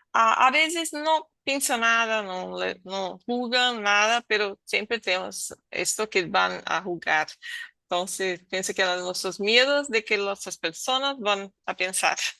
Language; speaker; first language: Spanish; non-native, learner; Portuguese